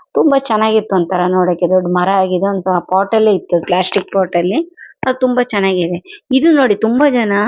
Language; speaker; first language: Kannada; non-native, local second language; Telugu